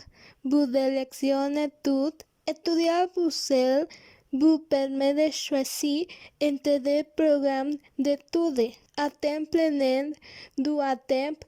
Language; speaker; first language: French; non-native, learner; Spanish